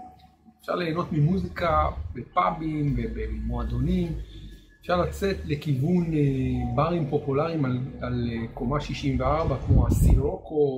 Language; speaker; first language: Hebrew; native; Hebrew